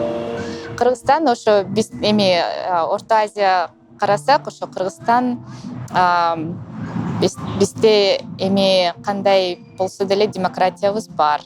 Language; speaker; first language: Kyrgyz; non-native, local second language; Russian